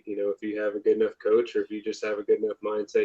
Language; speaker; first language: English; native; English